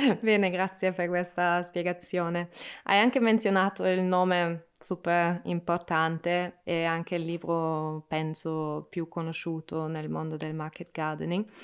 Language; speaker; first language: Italian; non-native, local second language; German